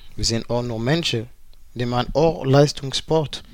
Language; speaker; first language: German; non-native, fluent; French